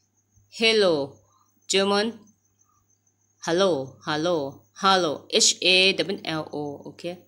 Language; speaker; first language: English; non-native, learner; Thai